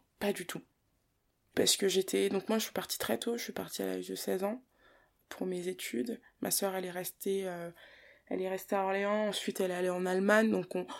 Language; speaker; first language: French; early bilingual, other home language; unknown